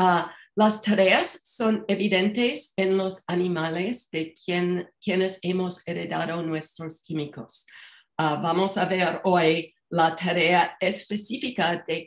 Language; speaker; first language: Spanish; non-native, fluent; English